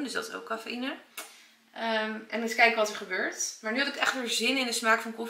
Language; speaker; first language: Dutch; native; Dutch